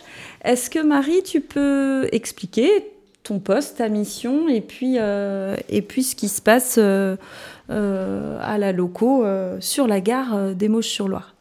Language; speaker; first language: French; native; French